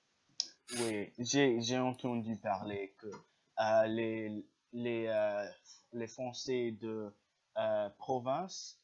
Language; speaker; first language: French; non-native, learner; English